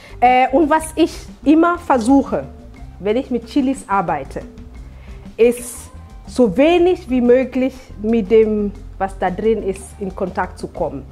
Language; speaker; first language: German; non-native, fluent; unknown